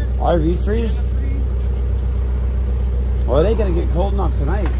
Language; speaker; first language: English; native; English